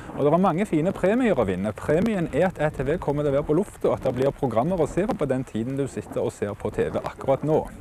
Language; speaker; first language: Norwegian; native; Norwegian